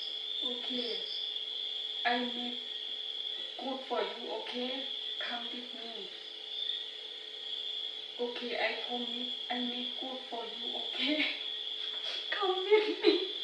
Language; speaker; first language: English; non-native, learner; Thai